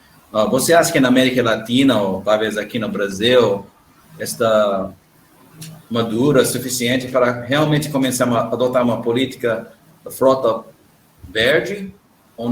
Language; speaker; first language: Portuguese; non-native, learner; English